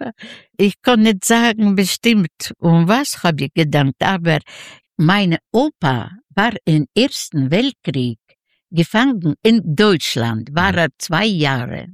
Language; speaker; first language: German; non-native, learner; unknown